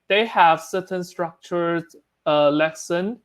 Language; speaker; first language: English; non-native, learner; Chinese